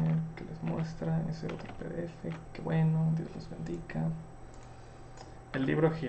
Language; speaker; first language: Spanish; native; Spanish